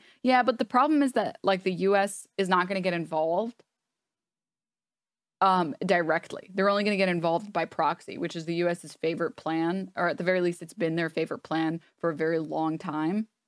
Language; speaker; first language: English; native; English